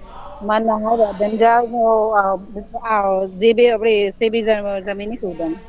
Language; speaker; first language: Persian; non-native, learner; Urdu